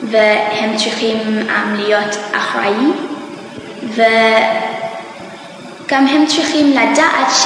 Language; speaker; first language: Hebrew; non-native, learner; English